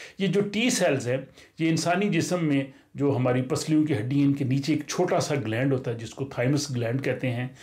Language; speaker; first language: Urdu; non-native, local second language; Punjabi